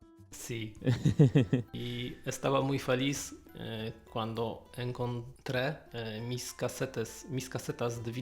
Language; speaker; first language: Spanish; non-native, learner; Polish